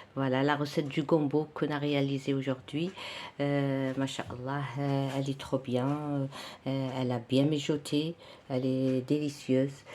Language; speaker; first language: French; non-native, local second language; Arabic